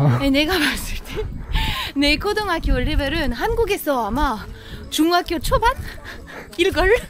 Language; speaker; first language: Korean; non-native, fluent; French